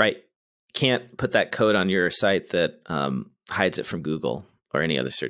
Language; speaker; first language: English; native; English